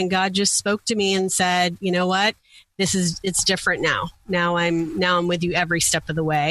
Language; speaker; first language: English; native; English